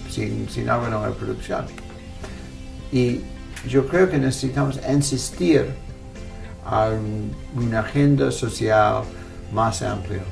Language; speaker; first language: Spanish; non-native, fluent; English